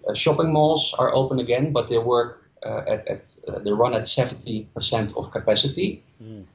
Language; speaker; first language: English; non-native, fluent; Dutch